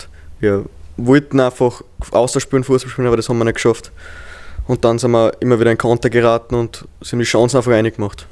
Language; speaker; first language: German; native; German